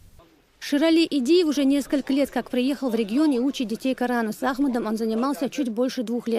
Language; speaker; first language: Russian; native; Russian